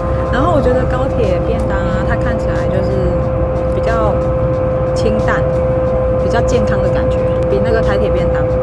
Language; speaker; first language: Chinese; native; Chinese